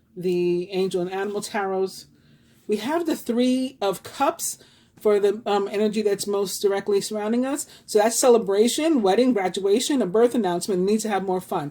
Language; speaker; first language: English; native; English